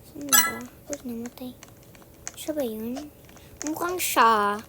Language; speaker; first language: Filipino; early bilingual, heritage; Filipino